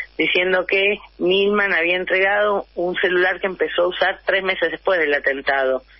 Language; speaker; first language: Spanish; native; Spanish